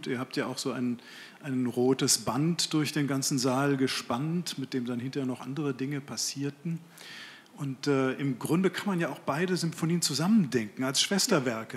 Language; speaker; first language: German; native; German